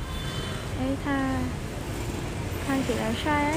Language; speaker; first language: Chinese; non-native, learner; Vietnamese